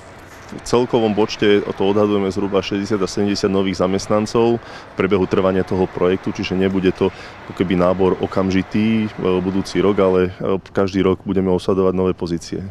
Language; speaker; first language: Slovak; native; Slovak